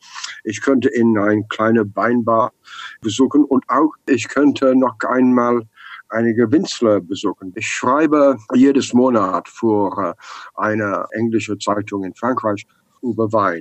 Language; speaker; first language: German; non-native, learner; English